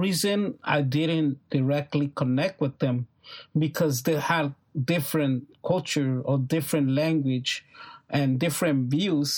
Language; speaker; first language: English; non-native, fluent; Mixtepec Mixtec